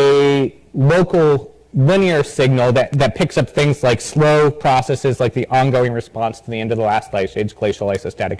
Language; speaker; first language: English; native; English